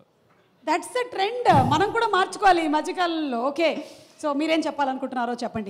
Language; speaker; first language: Telugu; native; Telugu